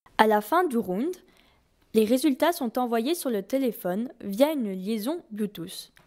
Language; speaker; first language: French; native; French